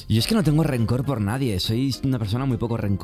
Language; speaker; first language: Spanish; native; Spanish